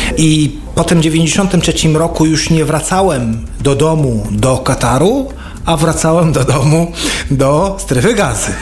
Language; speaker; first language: Polish; non-native, fluent; Arabic